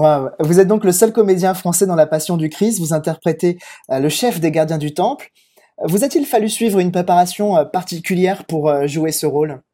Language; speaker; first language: French; native; French